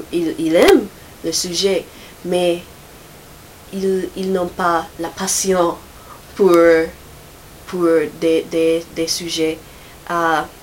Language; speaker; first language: French; non-native, learner; English